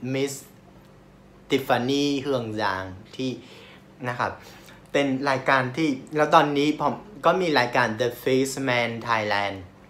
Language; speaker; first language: Thai; non-native, fluent; Vietnamese